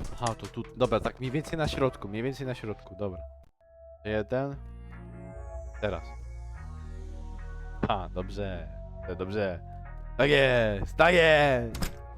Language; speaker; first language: Polish; native; Polish